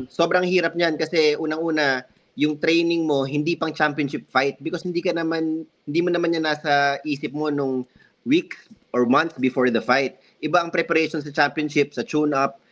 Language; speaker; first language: Filipino; native; Filipino